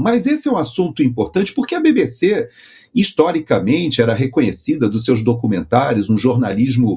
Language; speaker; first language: Portuguese; native; Portuguese